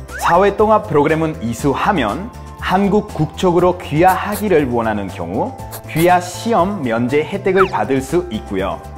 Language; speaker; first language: Korean; non-native, fluent; Spanish